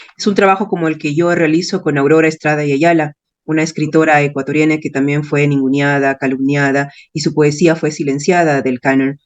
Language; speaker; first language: Spanish; native; Spanish